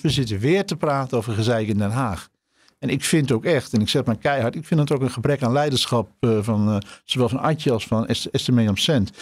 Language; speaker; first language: Dutch; native; Dutch